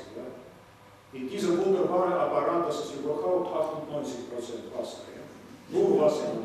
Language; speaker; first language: German; non-native, fluent; Russian